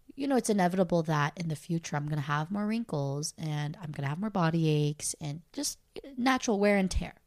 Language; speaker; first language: English; native; English